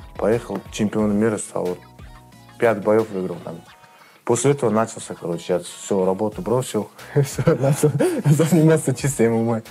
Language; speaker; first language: Russian; non-native, local second language; Uzbek